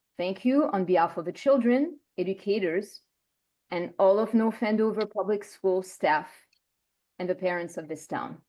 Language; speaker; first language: English; non-native, fluent; French